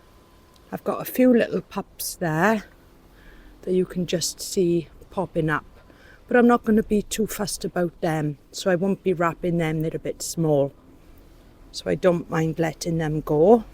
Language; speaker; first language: English; native; English